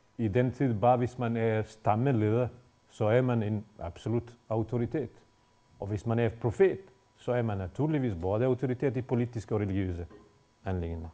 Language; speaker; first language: Danish; non-native, fluent; Bosnian